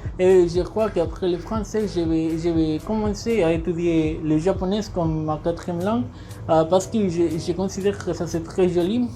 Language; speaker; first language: French; non-native, learner; Spanish